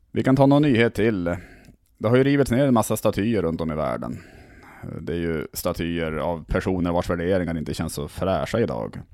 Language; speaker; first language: Swedish; native; Swedish